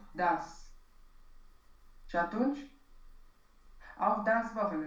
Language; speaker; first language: German; non-native, learner; Romanian